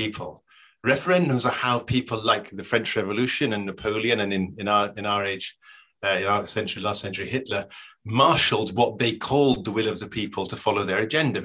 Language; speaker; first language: English; native; English